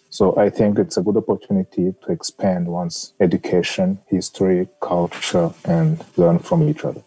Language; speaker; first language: English; non-native, local second language; Kinyarwanda